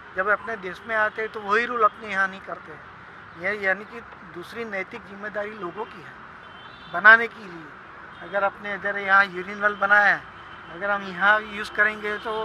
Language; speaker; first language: Hindi; non-native, local second language; Gujarati